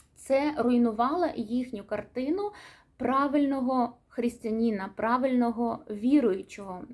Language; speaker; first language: Ukrainian; non-native, local second language; Russian